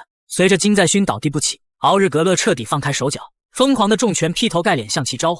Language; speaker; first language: Chinese; native; Chinese